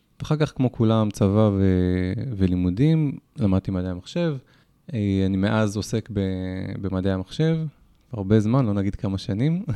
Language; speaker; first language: Hebrew; native; Hebrew